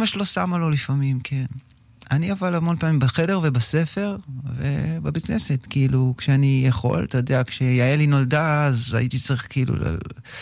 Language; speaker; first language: Hebrew; native; Hebrew